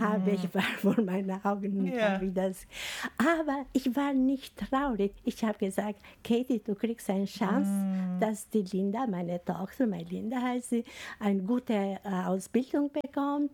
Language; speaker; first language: German; non-native, fluent; Albanian